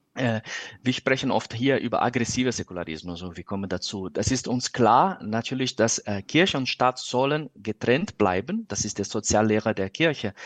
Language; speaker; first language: German; non-native, fluent; Portuguese